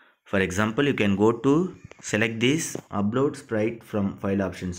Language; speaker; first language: English; non-native, local second language; Tamil